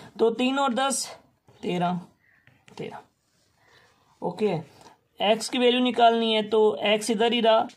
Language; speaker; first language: Urdu; non-native, local second language; Sindhi